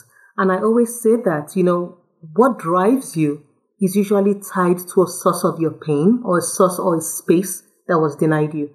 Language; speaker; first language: English; non-native, local second language; Yoruba